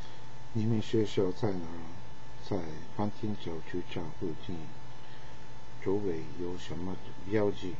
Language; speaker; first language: Chinese; non-native, learner; Japanese